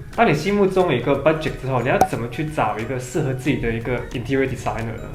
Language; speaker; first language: Chinese; non-native, local second language; Cantonese